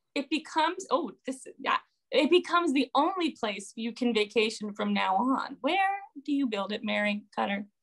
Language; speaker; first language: English; native; English